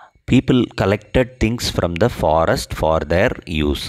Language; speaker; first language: English; non-native, local second language; Tamil